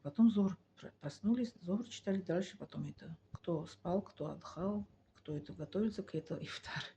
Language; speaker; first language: Russian; non-native, learner; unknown